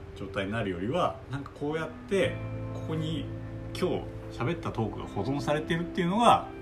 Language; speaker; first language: Japanese; non-native, fluent; Korean